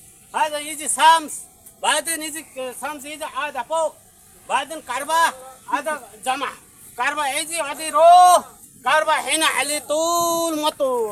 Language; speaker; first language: Arabic; non-native, learner; Bangla